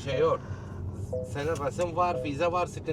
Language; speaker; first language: Turkish; non-native, learner; Arabic